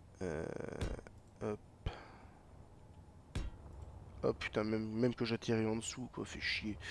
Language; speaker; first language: French; native; French